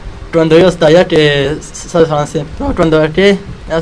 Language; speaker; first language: Spanish; non-native, learner; Arabic